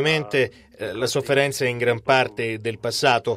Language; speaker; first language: Italian; non-native, fluent; English